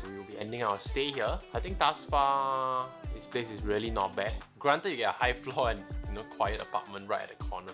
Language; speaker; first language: English; native; English